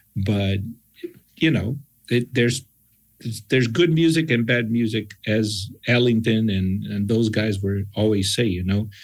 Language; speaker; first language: English; non-native, fluent; Portuguese